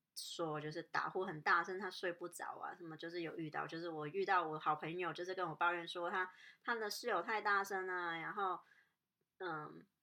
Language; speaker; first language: Chinese; non-native, local second language; Cantonese